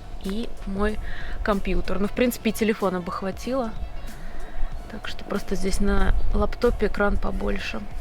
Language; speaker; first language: Russian; native; Russian